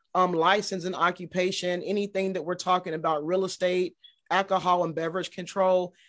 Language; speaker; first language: English; native; English